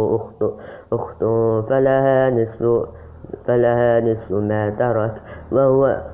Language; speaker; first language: Arabic; non-native, learner; Indonesian